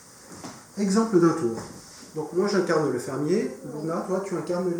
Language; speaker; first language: French; native; French